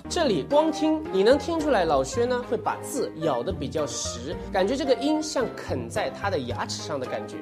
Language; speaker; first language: Chinese; native; Chinese